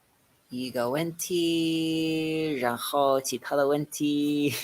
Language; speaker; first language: Chinese; non-native, learner; English